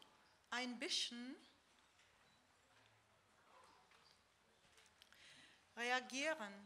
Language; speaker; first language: German; non-native, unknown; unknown